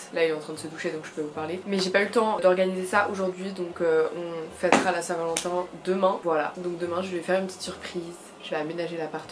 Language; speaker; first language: French; native; French